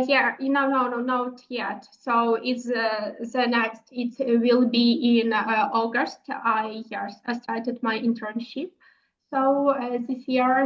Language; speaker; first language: English; non-native, learner; Ukrainian